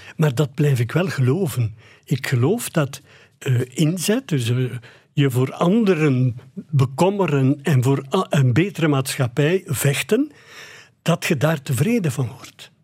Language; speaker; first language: Dutch; native; Dutch